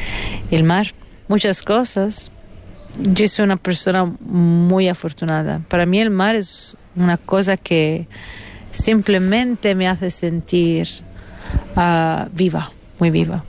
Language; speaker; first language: Spanish; non-native, fluent; Italian